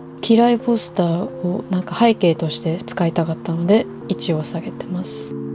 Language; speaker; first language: Japanese; early bilingual, other home language; English